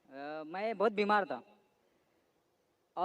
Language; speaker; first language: Hindi; non-native, local second language; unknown